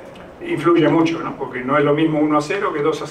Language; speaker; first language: Spanish; native; Spanish